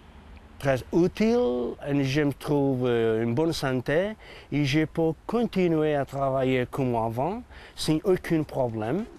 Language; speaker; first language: French; non-native, learner; Portuguese